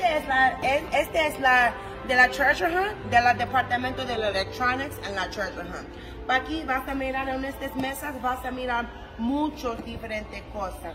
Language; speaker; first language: Spanish; early bilingual, heritage; English